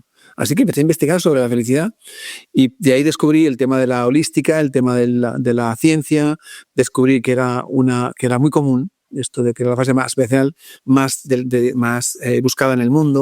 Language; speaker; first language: Spanish; native; Spanish